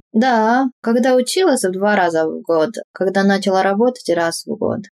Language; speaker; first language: Russian; non-native, fluent; Japanese